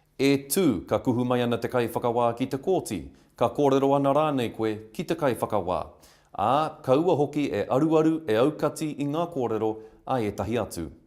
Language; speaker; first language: Māori; non-native, local second language; English